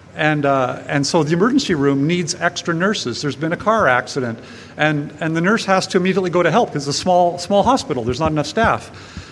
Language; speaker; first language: English; native; English